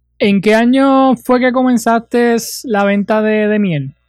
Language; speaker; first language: Spanish; native; Spanish